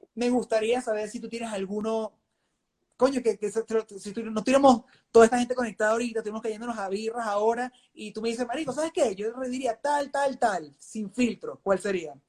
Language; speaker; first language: Spanish; native; Spanish